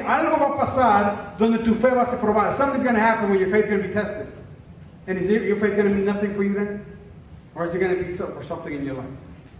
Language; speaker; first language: English; early bilingual, other home language; Spanish